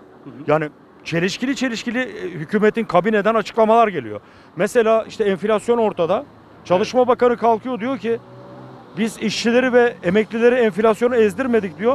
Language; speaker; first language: Turkish; native; Turkish